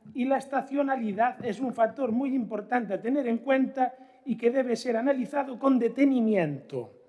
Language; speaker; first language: Spanish; non-native, local second language; Galician